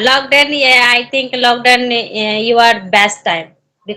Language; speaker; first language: English; non-native, learner; Hindi